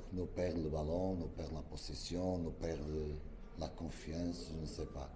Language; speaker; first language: French; non-native, learner; Portuguese